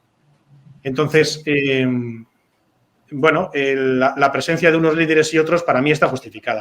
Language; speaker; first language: Spanish; native; Spanish